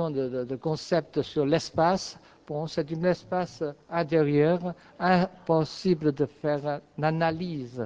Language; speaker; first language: French; non-native, fluent; Chinese